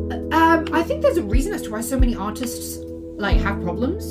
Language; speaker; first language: English; non-native, local second language; Cantonese